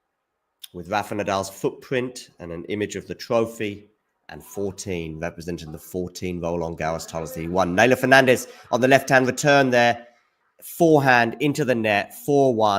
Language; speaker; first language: English; native; English